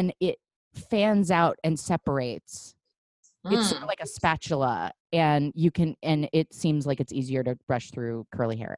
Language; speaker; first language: English; native; English